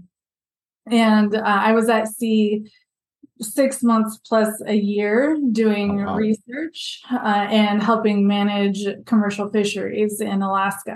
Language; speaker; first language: English; native; English